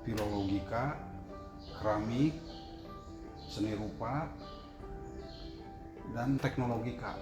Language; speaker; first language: Indonesian; native; Indonesian